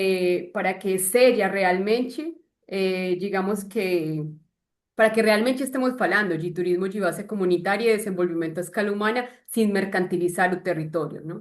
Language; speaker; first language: Portuguese; non-native, learner; Spanish